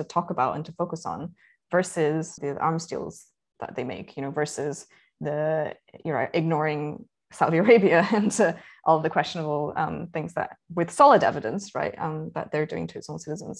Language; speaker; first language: English; native; English